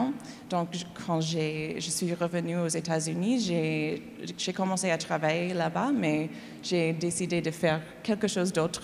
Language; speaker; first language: French; non-native, learner; English